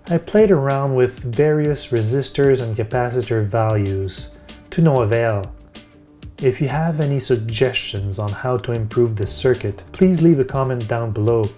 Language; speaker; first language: English; native; English